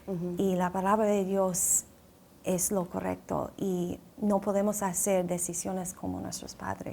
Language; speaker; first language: Spanish; non-native, fluent; English